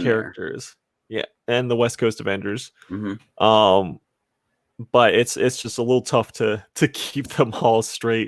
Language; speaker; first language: English; native; English